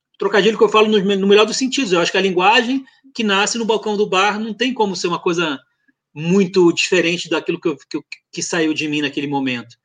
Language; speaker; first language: Portuguese; early bilingual, other home language; French